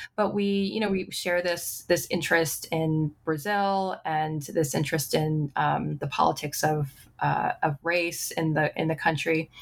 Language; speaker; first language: English; native; English